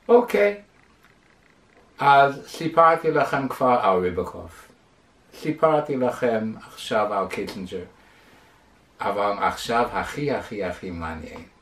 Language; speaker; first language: Hebrew; non-native, fluent; English